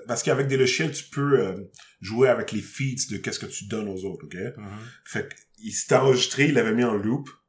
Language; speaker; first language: French; native; French